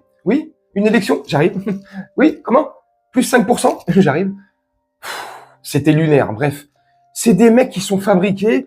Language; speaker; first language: French; native; French